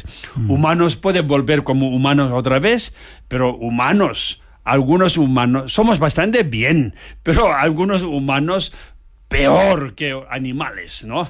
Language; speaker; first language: Spanish; non-native, learner; Tibetan